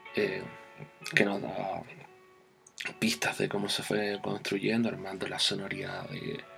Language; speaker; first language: Spanish; native; Spanish